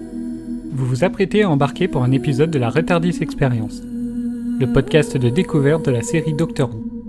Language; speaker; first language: French; native; French